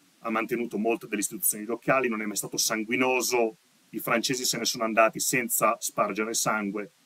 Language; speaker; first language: Italian; native; Italian